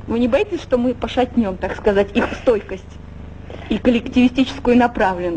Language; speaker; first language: Russian; native; Russian